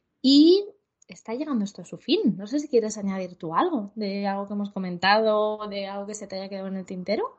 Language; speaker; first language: Spanish; native; Spanish